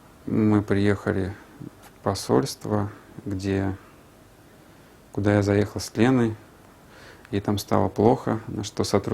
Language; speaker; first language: Russian; native; Russian